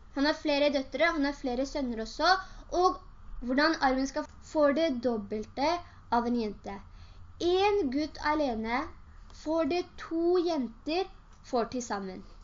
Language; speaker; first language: Norwegian; native; Norwegian